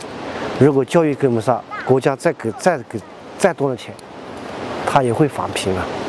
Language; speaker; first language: Chinese; native; Chinese